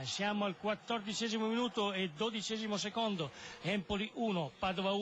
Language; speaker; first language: Italian; native; Italian